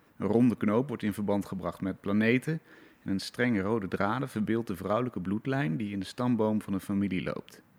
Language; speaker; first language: Dutch; native; Dutch